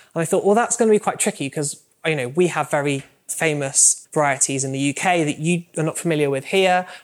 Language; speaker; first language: English; native; English